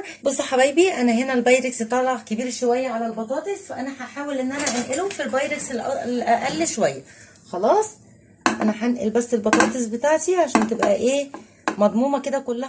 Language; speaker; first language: Arabic; native; Arabic